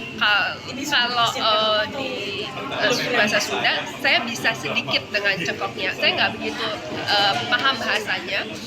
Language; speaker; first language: Indonesian; native; Indonesian